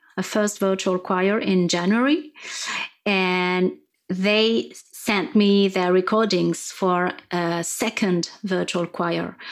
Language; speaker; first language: English; non-native, fluent; French